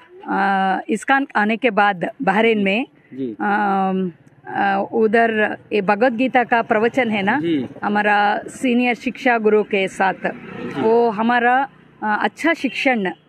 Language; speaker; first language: Hindi; non-native, local second language; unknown